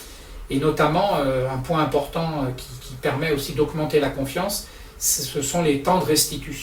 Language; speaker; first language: French; native; French